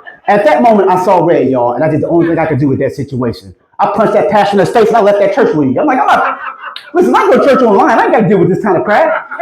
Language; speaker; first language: English; native; English